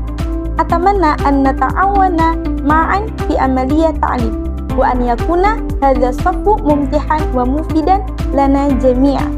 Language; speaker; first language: Arabic; non-native, learner; Indonesian